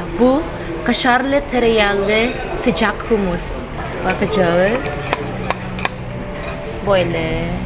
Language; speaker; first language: Turkish; non-native, learner; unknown